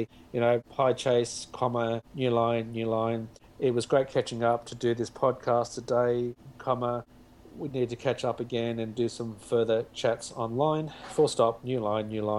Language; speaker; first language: English; native; English